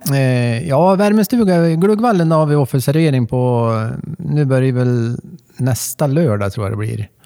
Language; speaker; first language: Swedish; native; Swedish